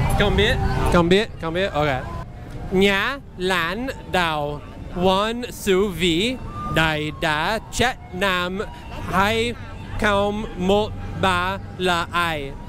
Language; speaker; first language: Vietnamese; non-native, learner; English